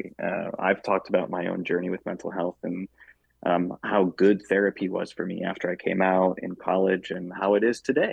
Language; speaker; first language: English; native; English